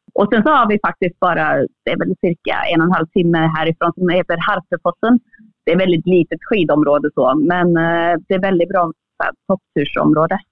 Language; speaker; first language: Swedish; native; Swedish